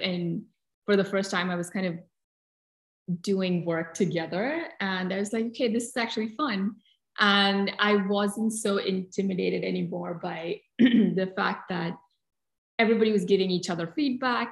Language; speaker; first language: English; non-native, local second language; Malayalam